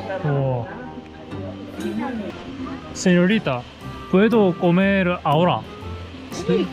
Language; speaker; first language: Spanish; non-native, learner; Korean